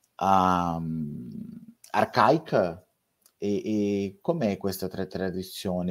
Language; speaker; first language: Italian; non-native, fluent; Portuguese